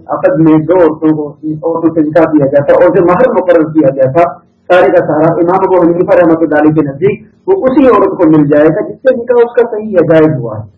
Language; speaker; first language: Urdu; native; Urdu